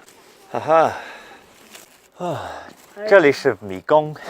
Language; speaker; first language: Chinese; non-native, learner; English